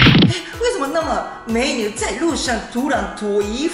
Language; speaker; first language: Chinese; non-native, fluent; Japanese